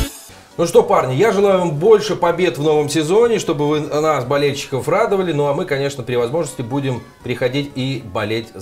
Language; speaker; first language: Russian; native; Russian